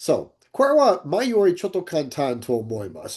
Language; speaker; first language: Japanese; non-native, learner; English